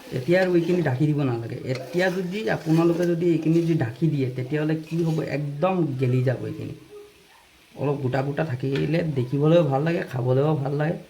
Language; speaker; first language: Assamese; non-native, local second language; Bangla